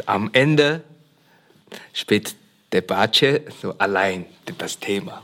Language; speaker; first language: German; non-native, learner; Chinese